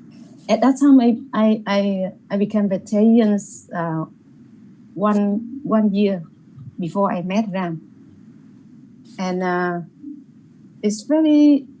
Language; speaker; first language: English; non-native, learner; Vietnamese